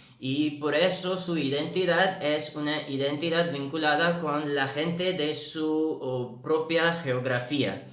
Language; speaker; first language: Spanish; non-native, fluent; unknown